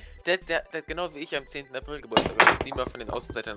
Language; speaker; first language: German; native; German